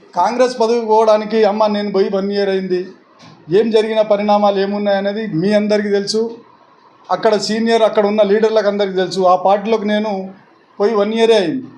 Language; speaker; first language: Telugu; non-native, local second language; Lambadi